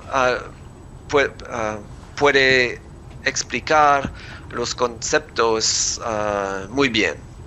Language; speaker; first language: Spanish; non-native, learner; English